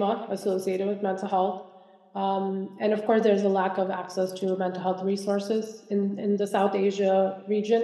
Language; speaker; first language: English; non-native, local second language; Malayalam